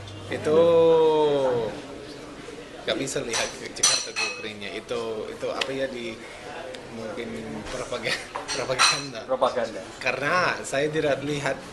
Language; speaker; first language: Indonesian; non-native, learner; English